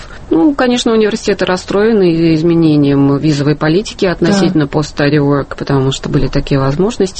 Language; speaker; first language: Russian; native; Russian